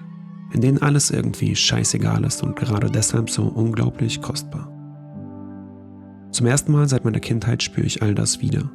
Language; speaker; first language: German; native; German